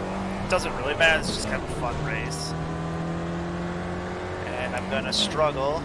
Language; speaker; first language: English; native; English